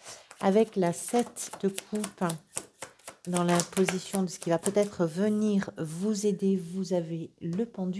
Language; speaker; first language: French; native; French